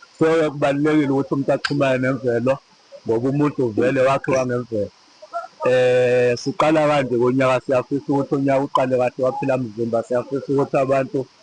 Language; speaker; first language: Zulu; native; Zulu